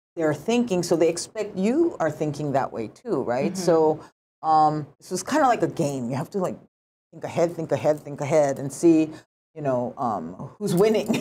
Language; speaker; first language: English; early bilingual, other home language; Japanese